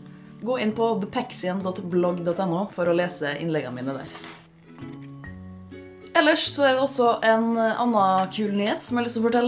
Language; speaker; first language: Norwegian; native; Norwegian